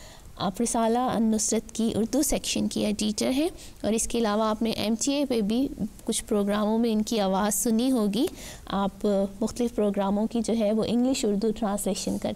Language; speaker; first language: Urdu; native; Urdu